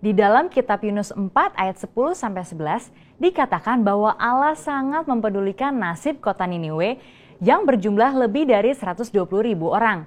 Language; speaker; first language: Indonesian; native; Indonesian